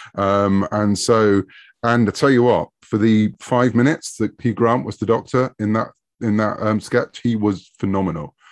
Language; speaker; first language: English; native; English